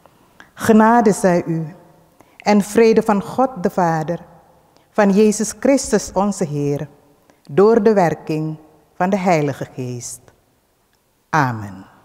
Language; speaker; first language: Dutch; early bilingual, other home language; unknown